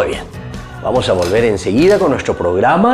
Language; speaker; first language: Spanish; native; Spanish